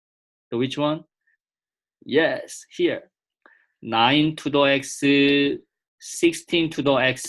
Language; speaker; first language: English; non-native, fluent; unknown